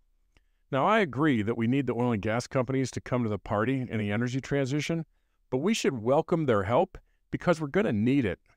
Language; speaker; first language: English; native; English